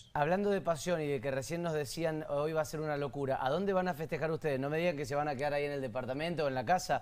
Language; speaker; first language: Spanish; native; Spanish